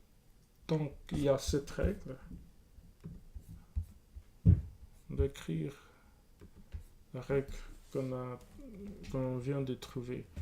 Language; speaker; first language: French; non-native, learner; English